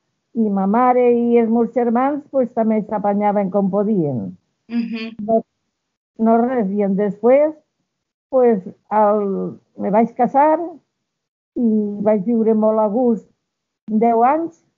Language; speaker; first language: Catalan; non-native, local second language; Spanish